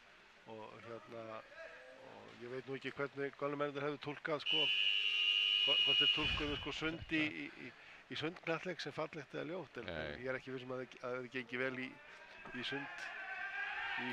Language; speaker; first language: Icelandic; native; Icelandic